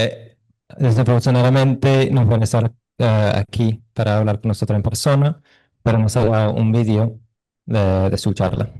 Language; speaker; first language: Spanish; non-native, fluent; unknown